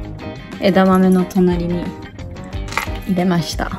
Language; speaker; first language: Japanese; early bilingual, heritage; Japanese